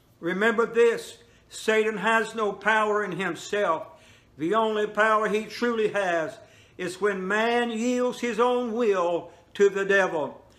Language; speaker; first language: English; native; English